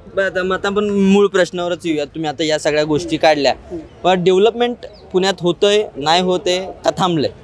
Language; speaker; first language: Marathi; native; Marathi